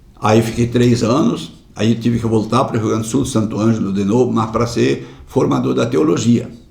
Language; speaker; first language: Portuguese; non-native, local second language; German